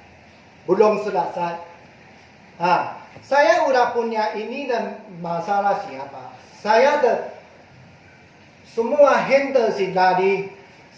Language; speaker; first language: Indonesian; non-native, learner; Chinese